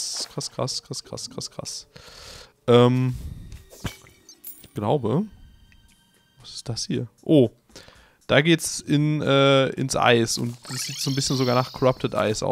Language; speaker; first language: German; native; German